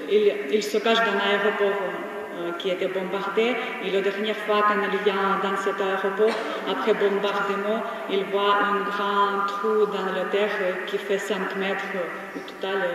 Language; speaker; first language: French; non-native, learner; Ukrainian